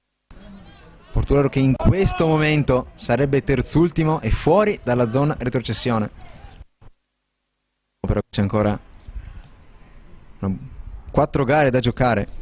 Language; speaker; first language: Italian; native; Italian